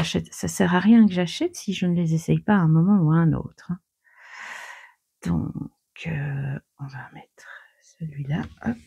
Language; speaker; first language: French; native; French